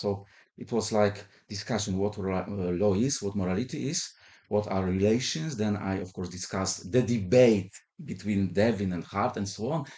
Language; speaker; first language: English; non-native, fluent; Polish